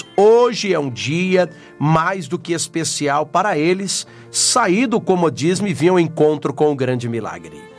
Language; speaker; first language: Portuguese; native; Portuguese